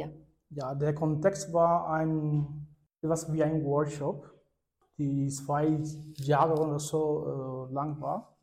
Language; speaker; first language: German; non-native, fluent; Spanish